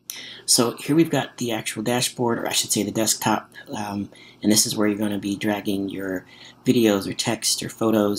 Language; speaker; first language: English; native; English